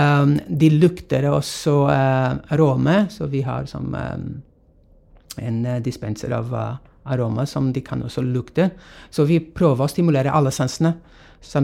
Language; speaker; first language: Norwegian; non-native, fluent; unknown